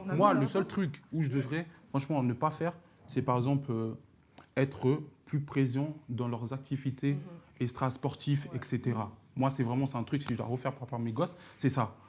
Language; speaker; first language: French; early bilingual, other home language; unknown